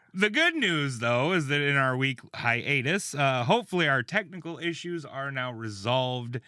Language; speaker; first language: English; native; English